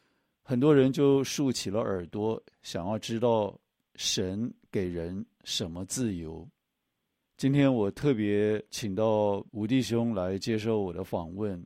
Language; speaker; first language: Chinese; native; Chinese